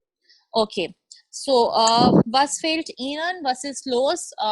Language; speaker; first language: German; non-native, learner; Hindi